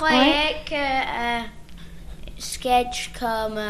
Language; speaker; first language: French; early bilingual, other home language; English